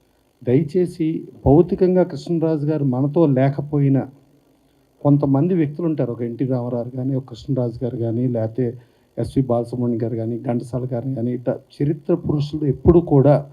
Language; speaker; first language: Telugu; native; Telugu